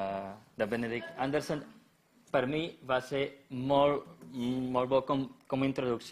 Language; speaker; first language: Catalan; non-native, fluent; German